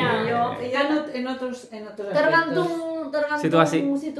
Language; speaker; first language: Indonesian; non-native, fluent; Spanish